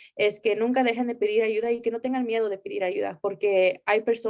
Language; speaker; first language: Spanish; early bilingual, heritage; Spanish